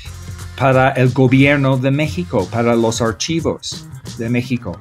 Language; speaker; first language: Spanish; non-native, fluent; English